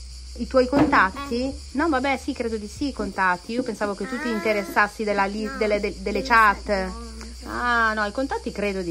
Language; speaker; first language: Italian; native; Italian